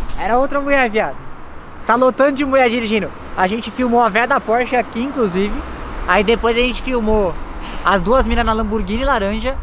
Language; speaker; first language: Portuguese; native; Portuguese